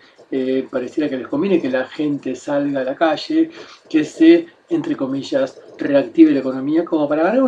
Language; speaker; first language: Spanish; native; Spanish